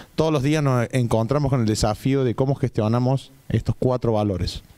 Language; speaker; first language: Spanish; native; Spanish